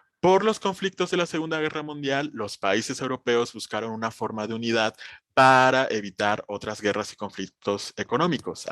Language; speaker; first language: Spanish; native; Spanish